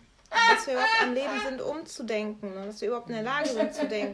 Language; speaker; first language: German; native; German